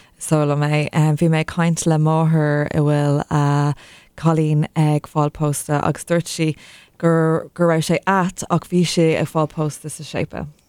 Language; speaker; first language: Irish; non-native, local second language; English